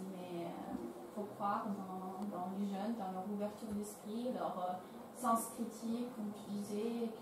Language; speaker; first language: French; non-native, fluent; Ukrainian